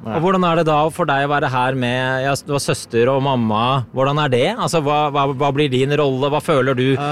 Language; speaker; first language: Norwegian; native; Norwegian